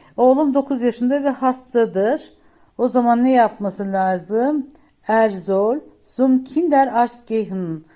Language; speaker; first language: Turkish; native; Turkish